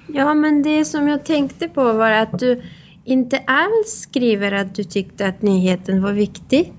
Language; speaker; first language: Swedish; non-native, fluent; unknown